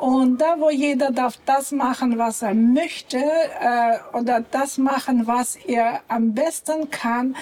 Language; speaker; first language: German; non-native, fluent; Russian